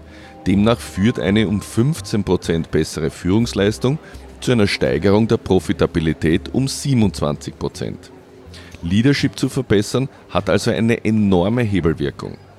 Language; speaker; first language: German; native; German